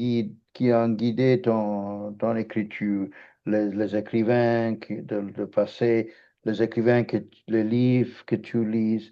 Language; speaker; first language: French; non-native, fluent; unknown